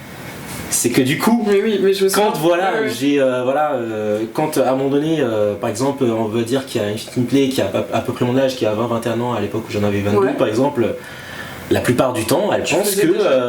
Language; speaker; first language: French; native; French